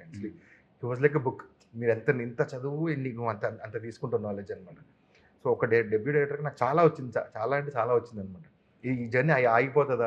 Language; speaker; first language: Telugu; native; Telugu